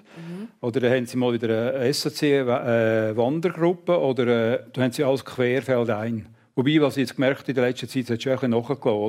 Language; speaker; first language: German; native; German